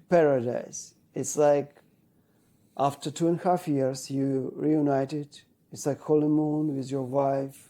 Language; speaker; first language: English; non-native, learner; Ukrainian